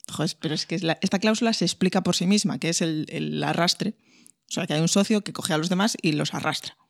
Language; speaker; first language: Spanish; native; Spanish